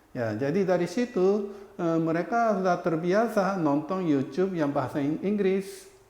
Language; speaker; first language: Indonesian; non-native, fluent; Japanese